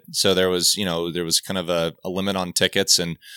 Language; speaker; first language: English; native; English